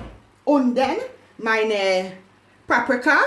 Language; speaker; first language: German; non-native, learner; English